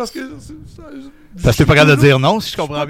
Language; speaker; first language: French; native; French